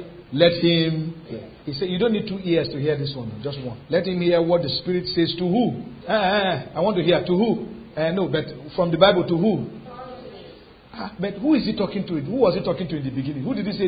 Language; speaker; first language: English; non-native, local second language; Yoruba